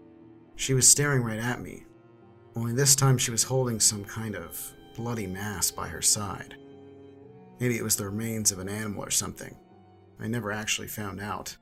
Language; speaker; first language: English; native; English